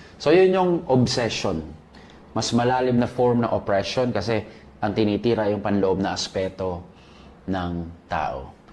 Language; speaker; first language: Filipino; native; Filipino